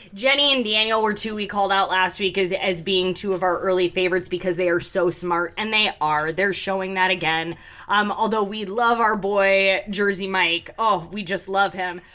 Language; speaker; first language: English; native; English